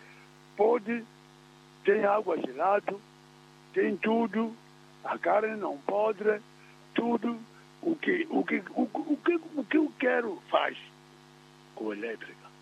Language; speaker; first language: Portuguese; non-native, local second language; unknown